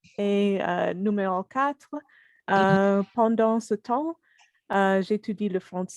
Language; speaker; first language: French; non-native, learner; English